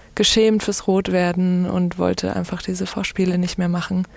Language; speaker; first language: German; native; German